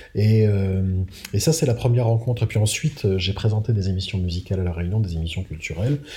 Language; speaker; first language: French; native; French